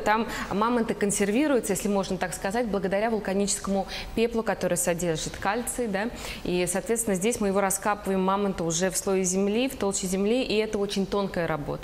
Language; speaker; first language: Russian; native; Russian